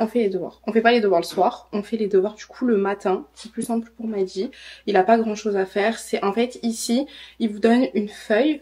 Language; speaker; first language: French; native; French